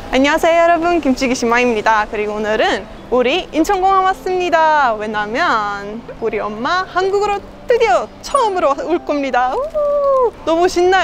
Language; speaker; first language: Korean; non-native, fluent; Estonian